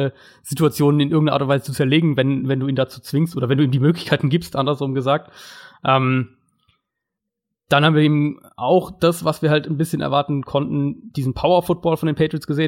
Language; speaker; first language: German; native; German